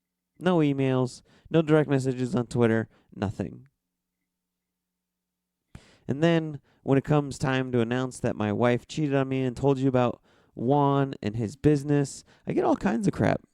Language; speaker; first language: English; native; English